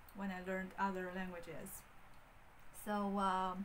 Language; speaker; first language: English; non-native, fluent; Chinese